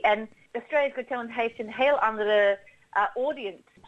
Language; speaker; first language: Dutch; early bilingual, heritage; Dutch